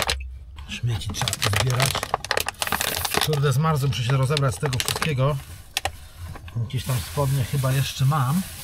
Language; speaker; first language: Polish; native; Polish